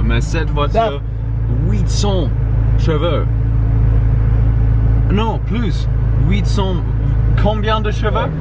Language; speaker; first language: French; non-native, learner; English